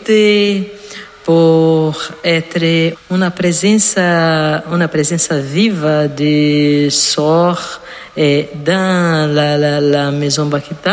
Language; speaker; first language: French; non-native, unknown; Portuguese